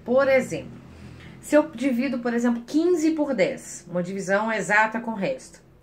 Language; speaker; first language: Portuguese; native; Portuguese